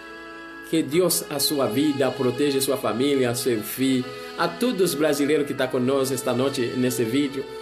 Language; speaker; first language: Portuguese; non-native, learner; Haitian Creole